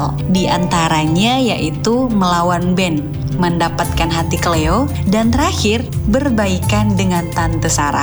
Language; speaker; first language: Indonesian; native; Indonesian